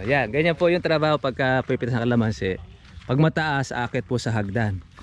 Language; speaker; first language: Filipino; native; Filipino